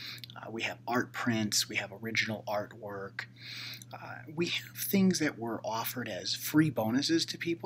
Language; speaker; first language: English; native; English